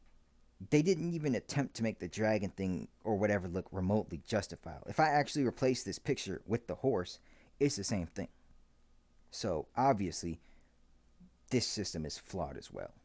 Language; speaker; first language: English; native; English